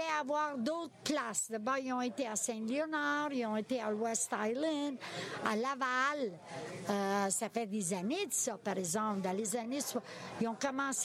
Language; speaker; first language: French; native; French